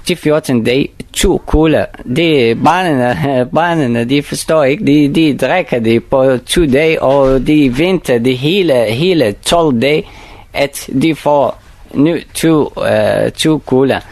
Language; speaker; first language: Danish; non-native, learner; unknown